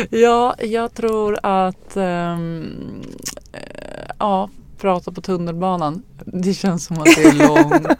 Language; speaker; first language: Swedish; native; Swedish